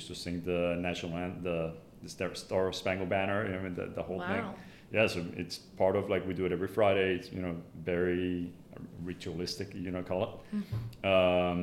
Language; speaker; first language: English; non-native, fluent; Spanish